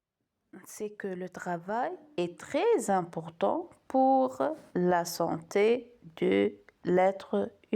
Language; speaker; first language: French; non-native, local second language; Arabic